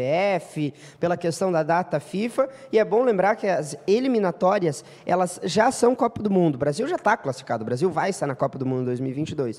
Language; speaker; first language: Portuguese; native; Portuguese